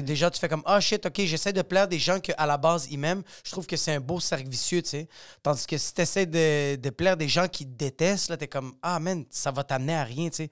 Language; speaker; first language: French; native; French